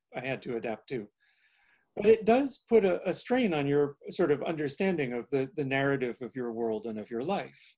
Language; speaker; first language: English; native; English